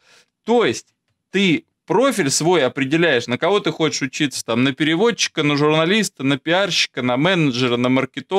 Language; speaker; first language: Russian; native; Russian